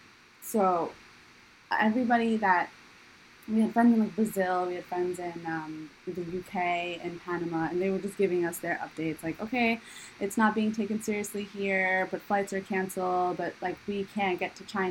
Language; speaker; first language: English; native; English